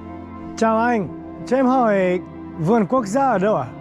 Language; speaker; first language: Vietnamese; non-native, fluent; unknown